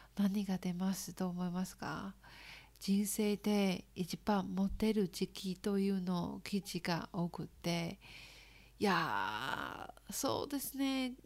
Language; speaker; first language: Japanese; non-native, learner; Chinese